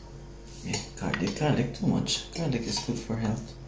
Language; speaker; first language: English; non-native, learner; Filipino